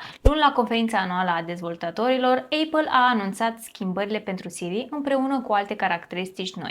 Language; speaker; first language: Romanian; native; Romanian